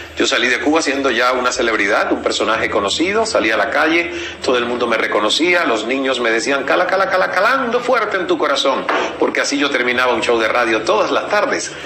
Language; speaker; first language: Spanish; native; Spanish